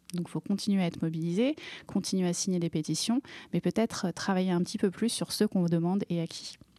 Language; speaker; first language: French; native; French